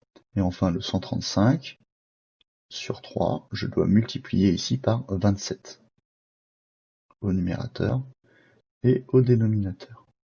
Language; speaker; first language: French; native; French